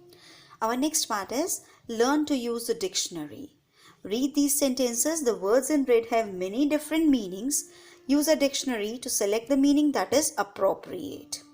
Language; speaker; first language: English; non-native, local second language; Hindi